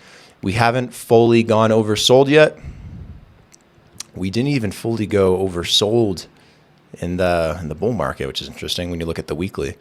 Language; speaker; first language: English; native; English